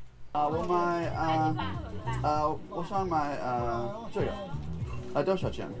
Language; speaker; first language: Chinese; non-native, learner; English